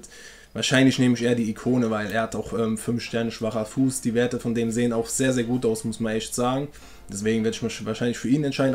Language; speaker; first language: German; native; German